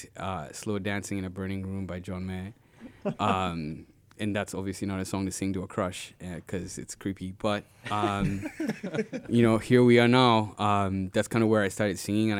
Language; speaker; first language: English; non-native, local second language; Ganda